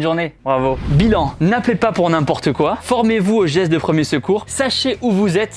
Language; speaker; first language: French; native; French